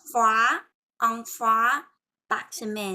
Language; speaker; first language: French; non-native, learner; Vietnamese